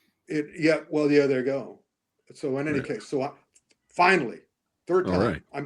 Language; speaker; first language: English; native; English